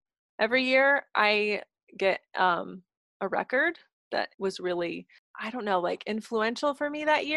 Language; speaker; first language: English; native; English